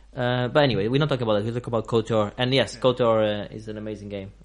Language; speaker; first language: English; non-native, fluent; Portuguese